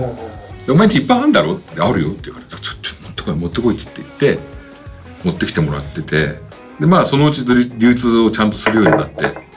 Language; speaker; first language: Japanese; native; Japanese